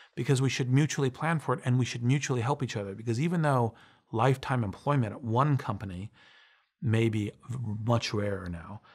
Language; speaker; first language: English; native; English